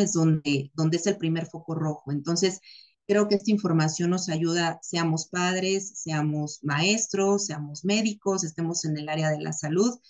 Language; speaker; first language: Spanish; native; Spanish